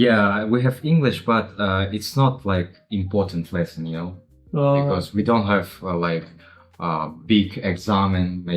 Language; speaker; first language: English; non-native, learner; Kyrgyz